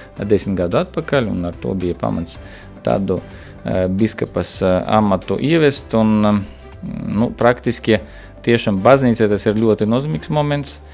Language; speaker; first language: Latvian; non-native, local second language; Russian